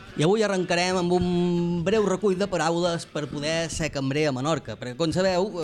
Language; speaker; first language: Catalan; native; Catalan